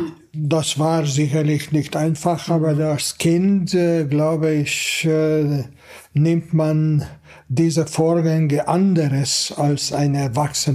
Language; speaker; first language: German; non-native, fluent; Hungarian